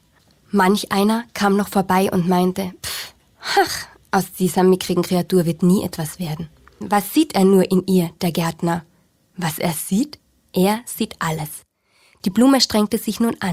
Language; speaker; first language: German; native; German